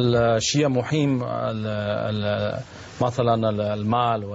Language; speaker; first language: Arabic; non-native, learner; Spanish